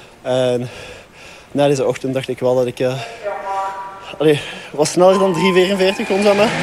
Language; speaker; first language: Dutch; non-native, local second language; French